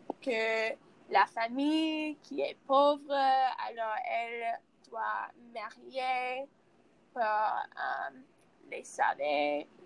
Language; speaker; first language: French; non-native, learner; English